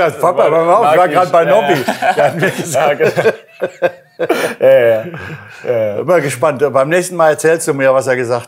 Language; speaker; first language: German; native; German